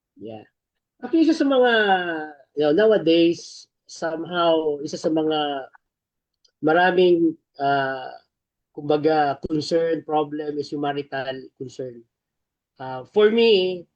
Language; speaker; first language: Filipino; non-native, local second language; Cebuano